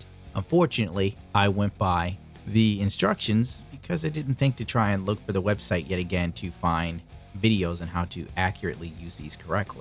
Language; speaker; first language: English; native; English